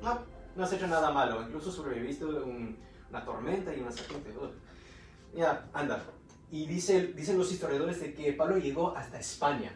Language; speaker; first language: Spanish; early bilingual, heritage; Spanish